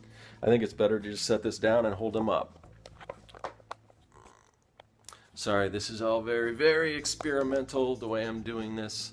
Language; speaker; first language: English; native; English